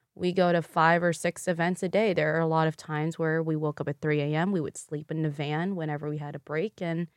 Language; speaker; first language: English; early bilingual, other home language; Vietnamese